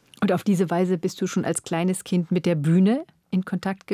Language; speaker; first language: German; native; German